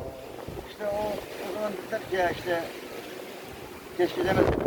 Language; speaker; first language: Turkish; native; Turkish